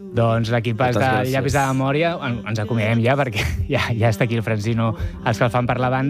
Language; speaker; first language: Catalan; native; Catalan